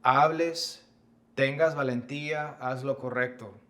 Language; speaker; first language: Spanish; non-native, fluent; English